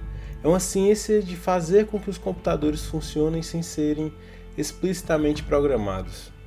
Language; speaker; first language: Portuguese; native; Portuguese